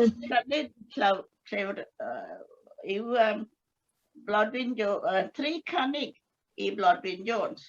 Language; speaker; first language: Welsh; non-native, learner; English